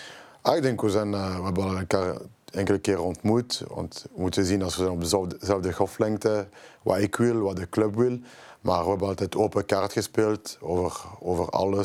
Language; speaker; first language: Dutch; non-native, local second language; French